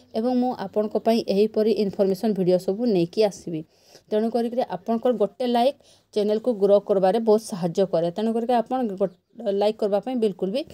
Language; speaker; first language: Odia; non-native, local second language; Santali